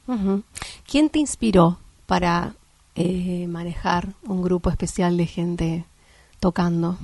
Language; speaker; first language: Spanish; native; Spanish